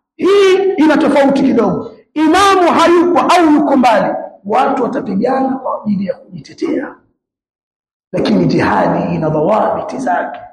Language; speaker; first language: Swahili; native; Swahili